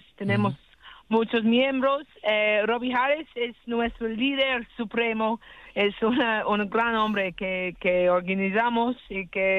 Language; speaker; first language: Spanish; non-native, learner; English